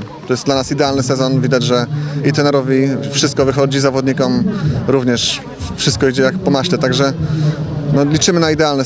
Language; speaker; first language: Polish; native; Polish